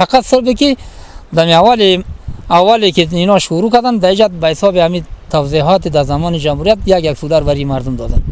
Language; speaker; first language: Persian; non-native, local second language; Gujari